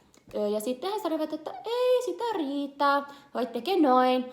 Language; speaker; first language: Finnish; non-native, learner; English